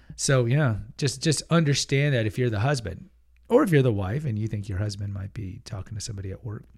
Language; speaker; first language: English; early bilingual, other home language; Spanish